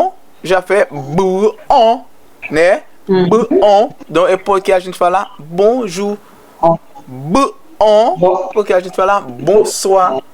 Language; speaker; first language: Portuguese; non-native, learner; Haitian Creole